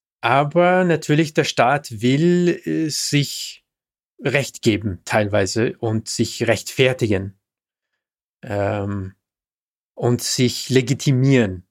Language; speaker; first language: German; non-native, fluent; English